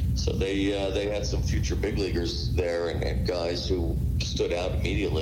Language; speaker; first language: English; native; English